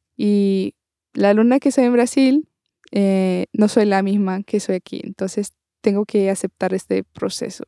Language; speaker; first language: Spanish; non-native, learner; Portuguese